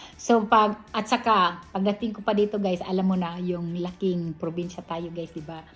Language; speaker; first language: Filipino; non-native, local second language; Cebuano